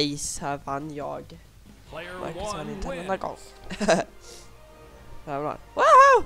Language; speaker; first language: Swedish; native; Swedish